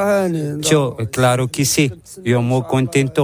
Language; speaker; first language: Spanish; non-native, learner; Arabic